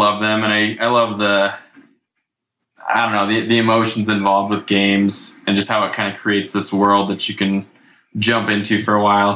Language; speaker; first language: English; native; English